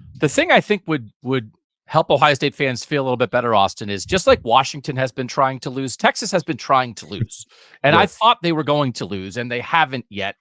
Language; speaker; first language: English; native; English